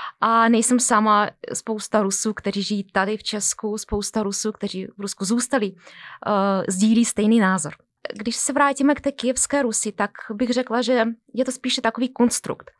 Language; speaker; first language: Czech; non-native, fluent; Russian